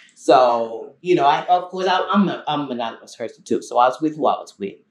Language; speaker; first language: English; native; English